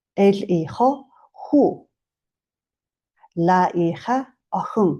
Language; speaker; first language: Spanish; non-native, fluent; Mongolian